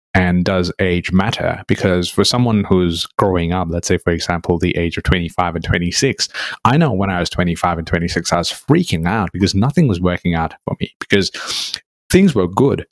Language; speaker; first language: English; non-native, local second language; Nepali